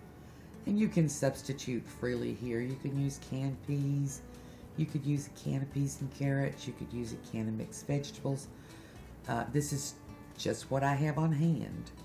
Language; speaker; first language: English; native; English